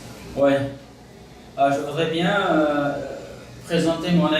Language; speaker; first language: French; non-native, fluent; Pashto